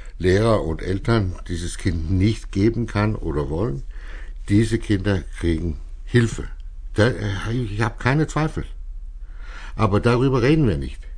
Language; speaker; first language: German; non-native, fluent; Danish